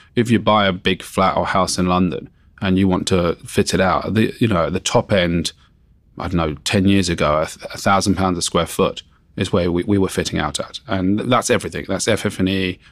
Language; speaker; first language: English; native; English